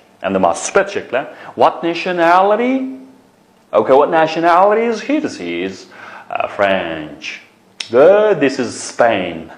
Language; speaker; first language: English; non-native, fluent; Uyghur